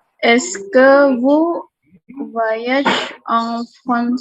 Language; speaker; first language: French; non-native, learner; Indonesian